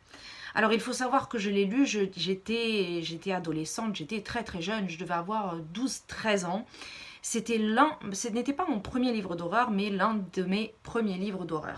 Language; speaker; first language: French; native; French